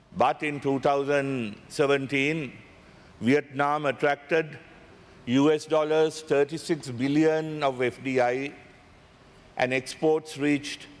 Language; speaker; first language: English; non-native, local second language; Sinhala